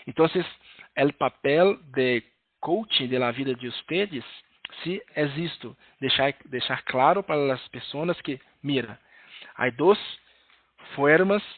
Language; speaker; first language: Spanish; non-native, learner; Portuguese